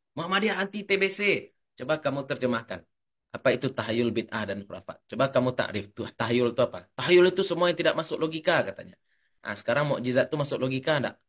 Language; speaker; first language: Indonesian; native; Indonesian